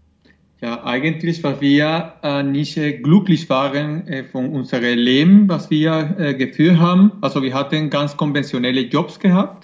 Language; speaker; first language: German; non-native, fluent; Spanish